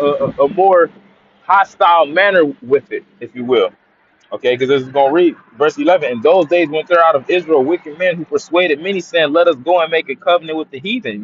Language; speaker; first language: English; native; English